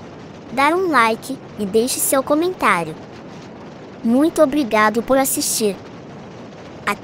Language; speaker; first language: Portuguese; non-native, fluent; Korean